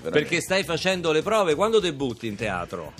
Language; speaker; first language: Italian; native; Italian